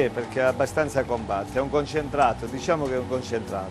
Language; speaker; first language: Italian; native; Italian